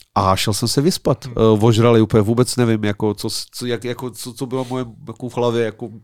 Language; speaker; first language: Czech; non-native, fluent; Serbian